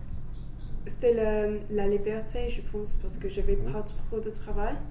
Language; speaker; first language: French; non-native, learner; English